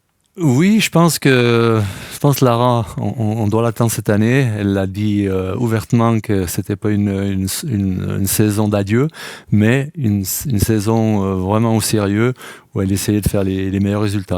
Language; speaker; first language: French; native; French